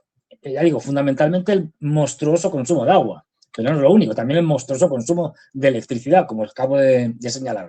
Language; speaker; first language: Spanish; native; Spanish